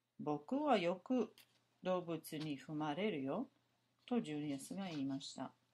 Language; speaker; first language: Japanese; non-native, learner; English